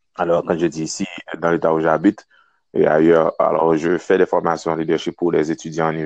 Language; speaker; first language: French; non-native, local second language; Haitian Creole